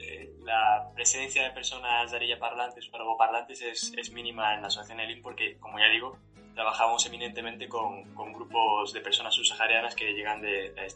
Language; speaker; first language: Spanish; native; Spanish